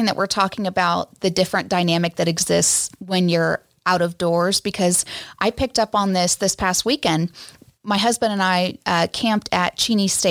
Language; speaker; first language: English; native; English